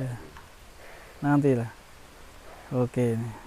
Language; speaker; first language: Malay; non-native, local second language; Javanese